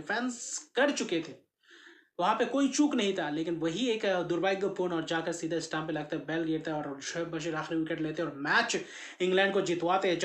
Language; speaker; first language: Hindi; native; Hindi